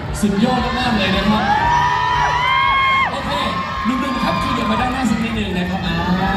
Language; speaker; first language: Thai; native; Thai